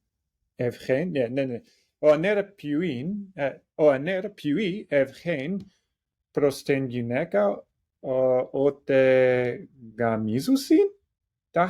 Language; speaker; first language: Greek; non-native, learner; English